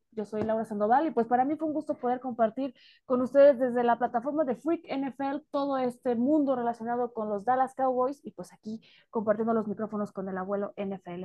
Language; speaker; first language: Spanish; native; Spanish